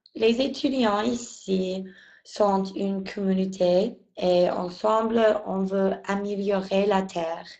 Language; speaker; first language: French; non-native, learner; English